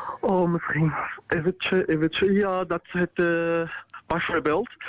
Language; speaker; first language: Dutch; non-native, learner; Arabic